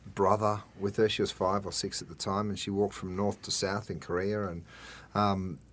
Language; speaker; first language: English; native; English